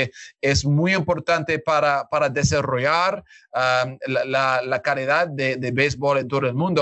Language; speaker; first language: Spanish; non-native, learner; English